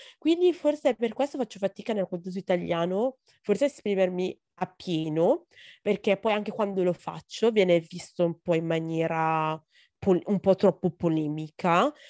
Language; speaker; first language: Italian; early bilingual, other home language; Akan